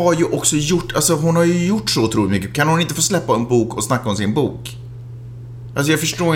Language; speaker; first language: Swedish; native; Swedish